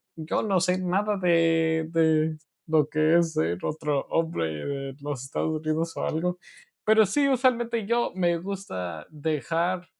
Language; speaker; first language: Spanish; non-native, learner; English